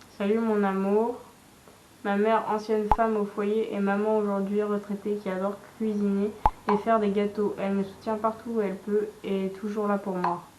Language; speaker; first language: French; native; French